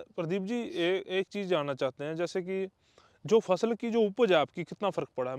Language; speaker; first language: Hindi; non-native, local second language; Punjabi